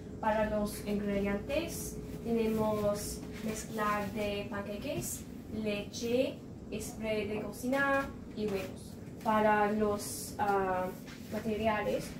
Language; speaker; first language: Spanish; non-native, learner; English